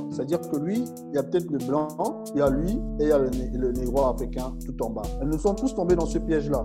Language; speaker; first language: French; non-native, fluent; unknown